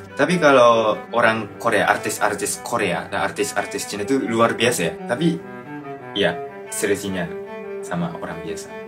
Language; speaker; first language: Indonesian; non-native, fluent; Japanese